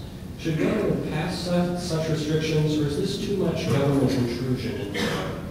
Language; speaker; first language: English; native; English